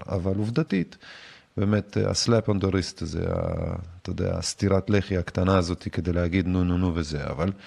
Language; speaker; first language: Hebrew; early bilingual, other home language; Russian